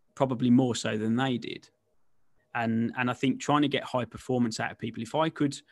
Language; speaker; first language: English; native; English